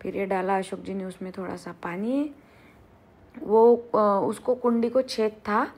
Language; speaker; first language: Hindi; non-native, local second language; Marathi